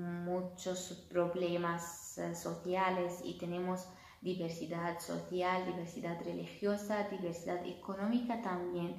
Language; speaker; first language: Spanish; non-native, fluent; Arabic